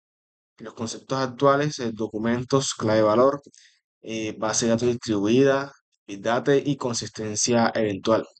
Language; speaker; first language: Spanish; native; Spanish